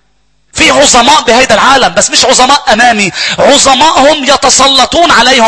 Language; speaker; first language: Arabic; native; Arabic